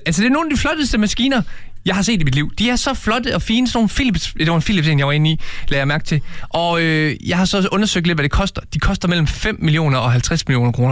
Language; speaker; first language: Danish; native; Danish